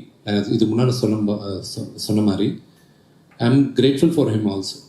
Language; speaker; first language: Tamil; early bilingual, heritage; Telugu